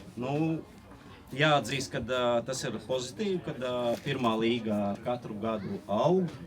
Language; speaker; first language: Latvian; non-native, local second language; Russian